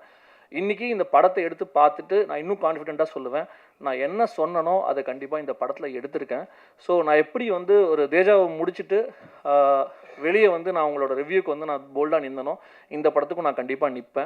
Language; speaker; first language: Tamil; native; Tamil